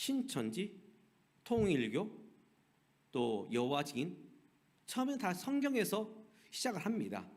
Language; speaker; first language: Korean; native; Korean